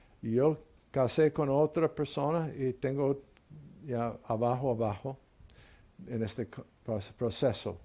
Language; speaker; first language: Spanish; non-native, learner; English